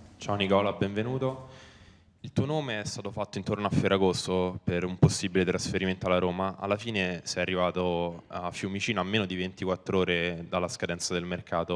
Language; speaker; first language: Italian; native; Italian